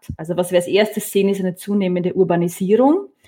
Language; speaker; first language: German; native; German